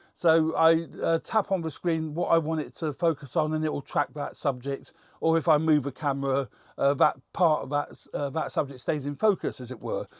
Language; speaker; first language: English; native; English